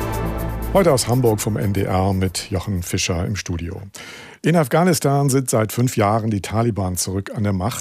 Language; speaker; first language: German; native; German